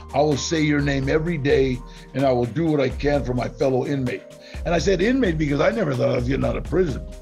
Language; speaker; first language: English; native; English